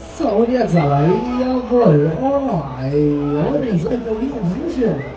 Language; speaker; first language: German; native; German